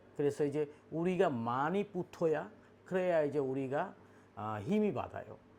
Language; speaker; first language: Korean; non-native, learner; Bangla